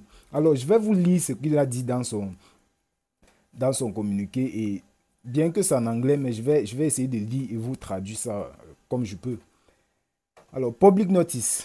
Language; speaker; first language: French; native; French